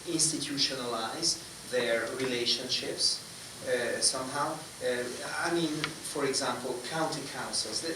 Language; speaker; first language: English; non-native, fluent; Hungarian